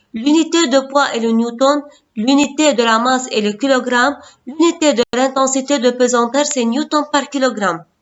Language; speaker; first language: French; non-native, local second language; Arabic